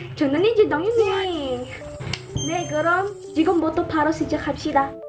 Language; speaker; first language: Korean; non-native, learner; Cebuano